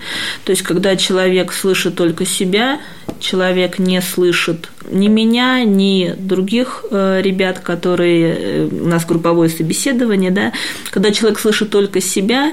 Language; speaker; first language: Russian; native; Russian